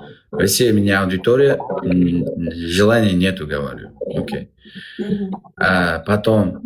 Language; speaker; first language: Russian; non-native, local second language; Uzbek